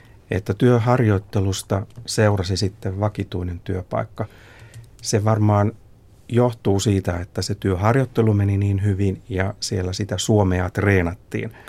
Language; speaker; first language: Finnish; native; Finnish